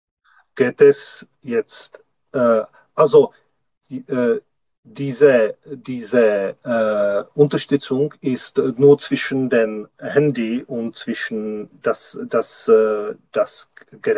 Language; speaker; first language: German; non-native, learner; Czech